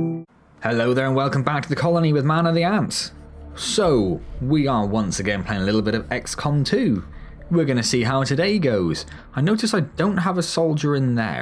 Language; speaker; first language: English; native; English